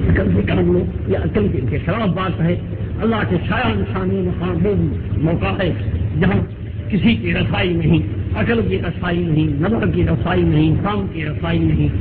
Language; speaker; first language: Urdu; non-native, local second language; Sindhi